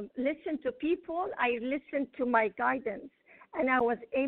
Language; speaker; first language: English; non-native, fluent; Arabic